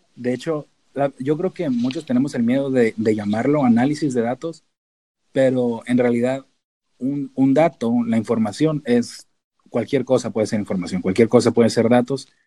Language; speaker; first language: Spanish; native; Spanish